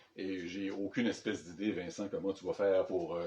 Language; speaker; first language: French; native; French